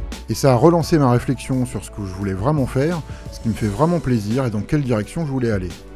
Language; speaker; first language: French; native; French